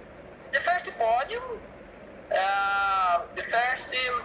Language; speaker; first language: English; non-native, learner; Portuguese